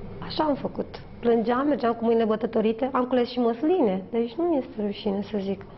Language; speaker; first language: Romanian; native; Romanian